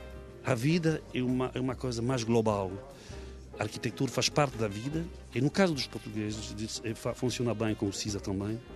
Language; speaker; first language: Portuguese; non-native, fluent; French